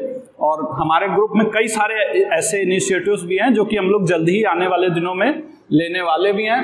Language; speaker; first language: Hindi; native; Hindi